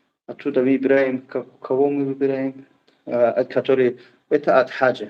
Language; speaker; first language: Russian; non-native, fluent; Tajik